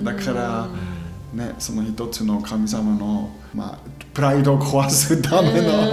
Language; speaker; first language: Japanese; non-native, fluent; German